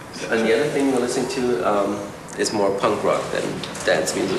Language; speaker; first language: English; non-native, fluent; German